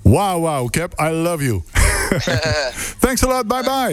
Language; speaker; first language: English; non-native, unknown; Dutch